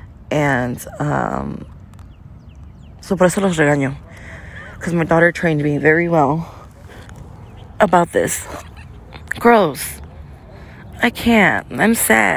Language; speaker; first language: English; early bilingual, other home language; Spanish